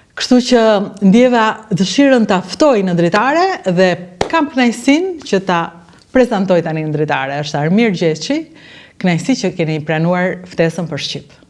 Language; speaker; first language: Albanian; native; Albanian